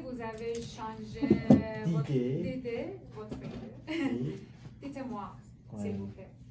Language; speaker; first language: French; non-native, learner; Persian